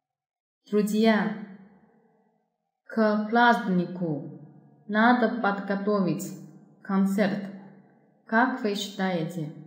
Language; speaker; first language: Russian; non-native, fluent; Chinese